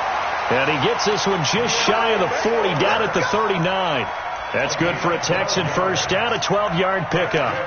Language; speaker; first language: English; native; English